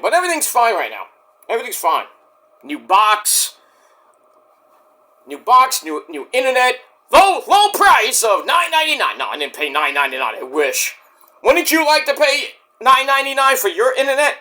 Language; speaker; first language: English; native; English